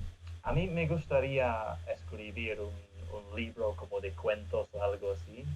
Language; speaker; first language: Spanish; non-native, fluent; English